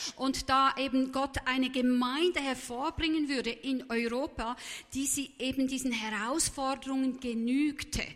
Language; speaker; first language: German; native; German